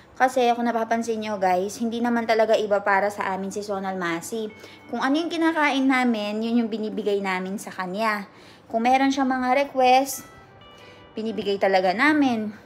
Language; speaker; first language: Filipino; native; Filipino